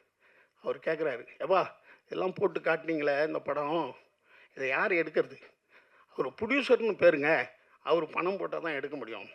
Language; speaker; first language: Tamil; native; Tamil